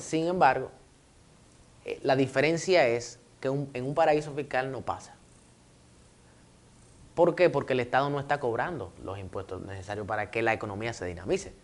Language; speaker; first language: Spanish; native; Spanish